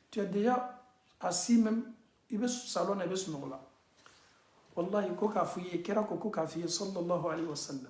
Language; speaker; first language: French; non-native, local second language; Bambara